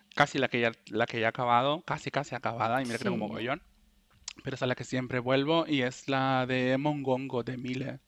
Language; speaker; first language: Spanish; native; Spanish